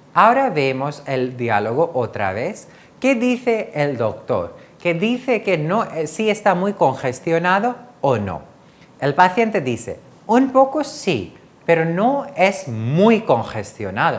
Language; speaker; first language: Spanish; non-native, fluent; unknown